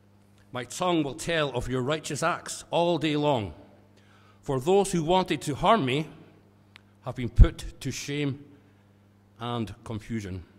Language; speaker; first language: English; native; English